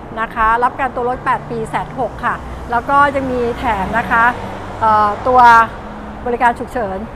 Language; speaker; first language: Thai; native; Thai